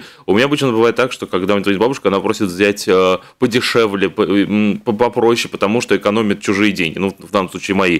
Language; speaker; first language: Russian; native; Russian